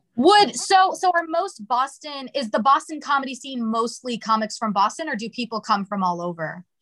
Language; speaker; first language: English; native; English